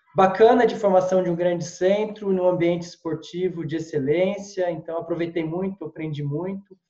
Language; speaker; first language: Portuguese; native; Portuguese